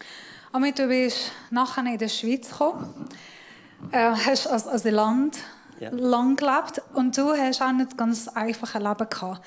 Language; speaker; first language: German; non-native, fluent; Persian